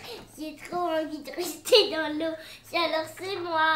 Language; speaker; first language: French; early bilingual, other home language; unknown